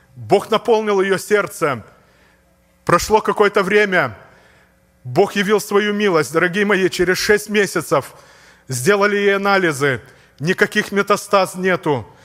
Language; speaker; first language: Russian; native; Russian